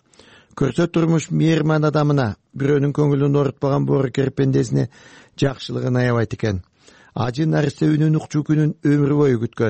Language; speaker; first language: Kyrgyz; native; Kyrgyz